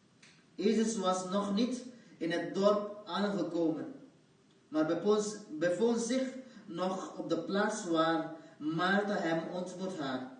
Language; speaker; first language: Dutch; non-native, fluent; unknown